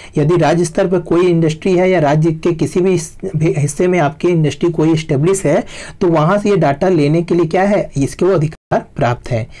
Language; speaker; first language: Hindi; native; Hindi